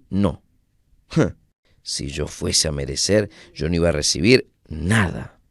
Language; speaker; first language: Spanish; non-native, fluent; Portuguese